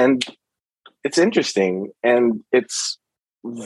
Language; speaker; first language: English; non-native, local second language; Filipino